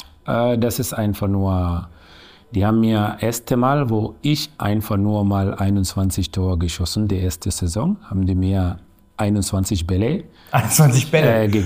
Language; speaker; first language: German; non-native, learner; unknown